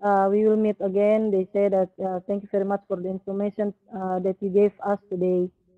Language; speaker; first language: English; non-native, learner; Indonesian